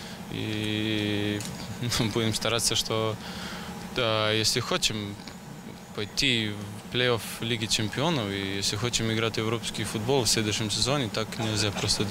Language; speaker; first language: Russian; non-native, fluent; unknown